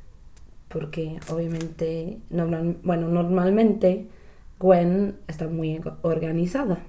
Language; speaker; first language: Spanish; non-native, learner; English